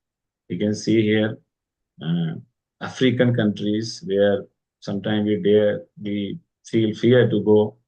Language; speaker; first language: English; non-native, local second language; Hindi